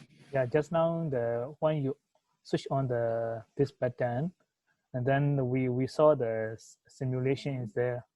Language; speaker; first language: English; non-native, local second language; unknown